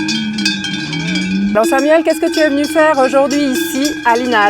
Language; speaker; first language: French; native; French